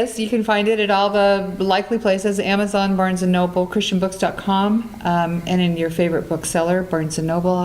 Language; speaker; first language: English; native; English